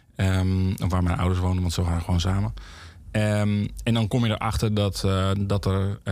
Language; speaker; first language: Dutch; native; Dutch